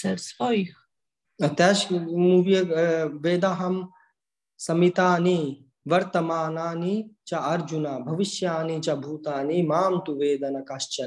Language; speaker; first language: Polish; non-native, learner; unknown